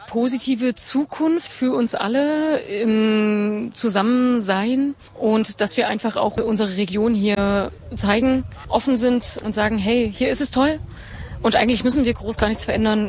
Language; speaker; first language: German; native; German